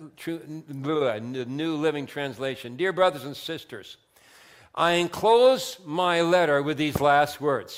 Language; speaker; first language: English; native; English